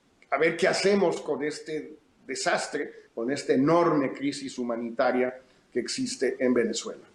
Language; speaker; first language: Spanish; native; Spanish